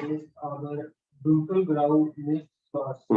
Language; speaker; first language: German; non-native, learner; Hindi